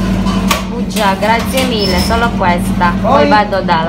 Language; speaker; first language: Italian; non-native, learner; Filipino